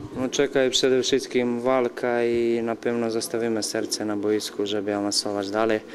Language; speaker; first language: Polish; non-native, fluent; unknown